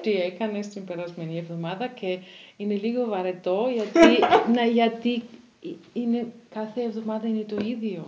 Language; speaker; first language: Greek; non-native, learner; German